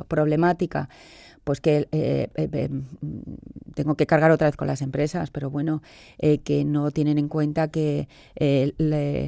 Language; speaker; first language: Spanish; native; Spanish